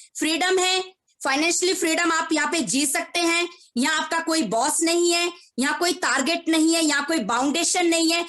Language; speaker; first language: Hindi; native; Hindi